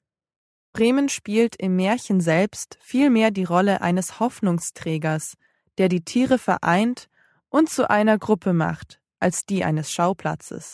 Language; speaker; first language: German; native; German